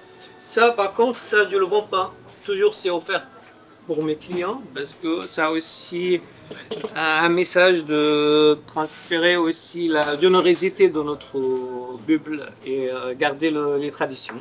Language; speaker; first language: French; non-native, fluent; Arabic